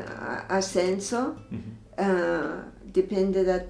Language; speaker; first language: Italian; non-native, fluent; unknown